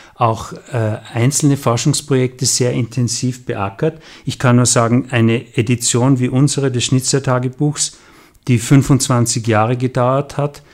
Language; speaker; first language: German; native; German